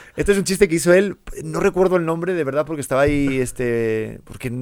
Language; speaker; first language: Spanish; native; Spanish